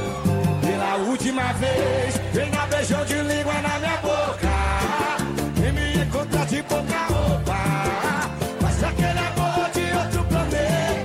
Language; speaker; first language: Portuguese; native; Portuguese